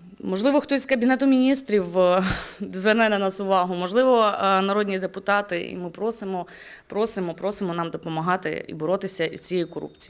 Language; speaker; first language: Ukrainian; native; Ukrainian